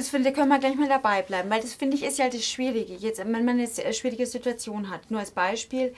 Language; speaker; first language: German; native; German